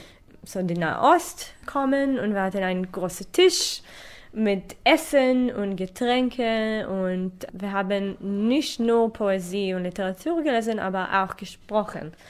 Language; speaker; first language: German; non-native, learner; Hebrew